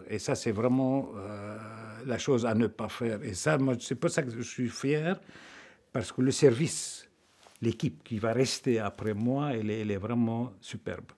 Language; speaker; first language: French; non-native, local second language; Arabic